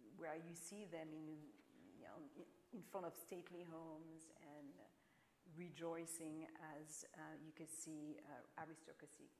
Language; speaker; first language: English; non-native, fluent; French